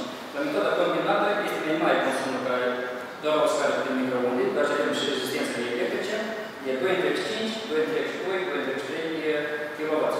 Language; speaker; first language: Romanian; native; Romanian